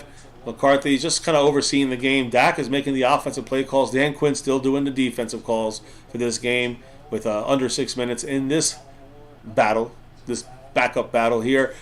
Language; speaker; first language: English; native; English